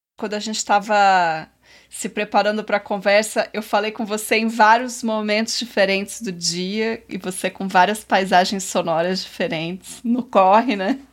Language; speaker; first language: Portuguese; native; Portuguese